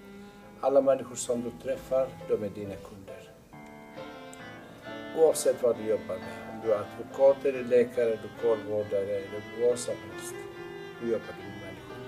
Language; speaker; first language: Swedish; non-native, fluent; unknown